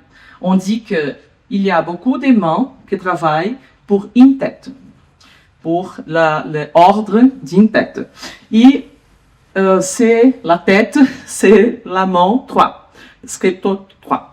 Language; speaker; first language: French; non-native, learner; Portuguese